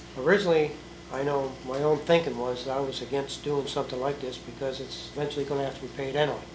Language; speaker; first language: English; native; English